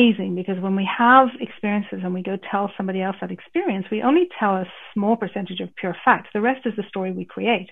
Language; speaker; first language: English; native; English